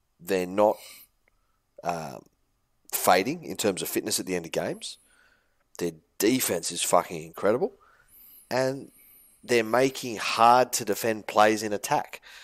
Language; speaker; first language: English; native; English